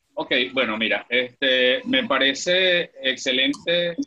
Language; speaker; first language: Spanish; native; Spanish